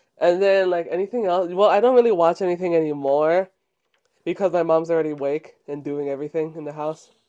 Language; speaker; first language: English; early bilingual, other home language; Spanish